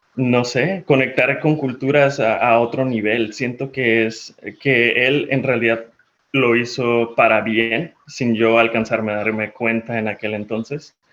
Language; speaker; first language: Spanish; early bilingual, heritage; Spanish